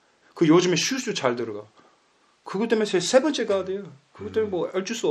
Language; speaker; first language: Korean; early bilingual, heritage; English